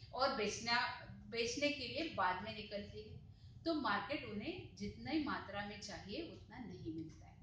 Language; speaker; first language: Hindi; non-native, local second language; Marathi